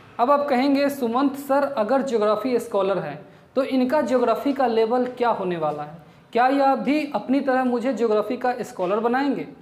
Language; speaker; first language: Hindi; non-native, local second language; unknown